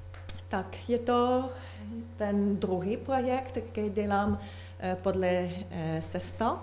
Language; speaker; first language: Czech; non-native, learner; French